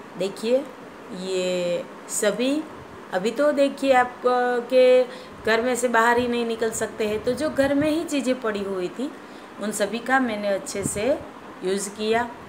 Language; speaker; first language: Hindi; non-native, local second language; Gujarati